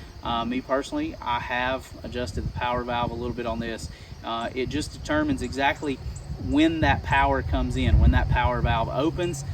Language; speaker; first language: English; native; English